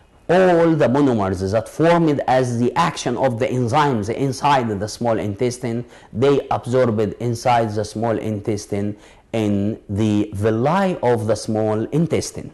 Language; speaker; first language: English; non-native, local second language; Arabic